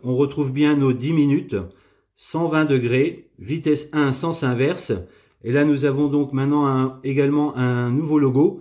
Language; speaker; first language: French; native; French